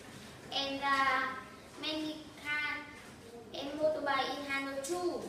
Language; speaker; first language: English; non-native, learner; Vietnamese